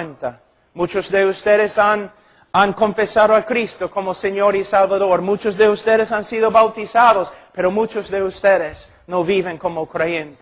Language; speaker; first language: Spanish; non-native, fluent; English